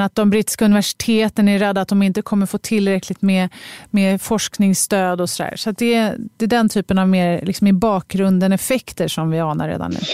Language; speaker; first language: Swedish; native; Swedish